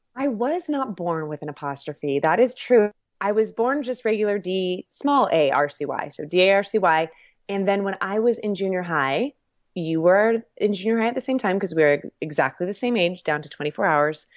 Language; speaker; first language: English; native; English